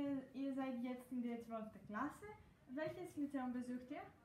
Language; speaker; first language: German; non-native, learner; Greek